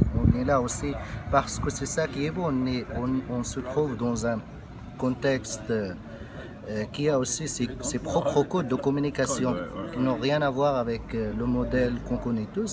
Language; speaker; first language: French; non-native, local second language; Arabic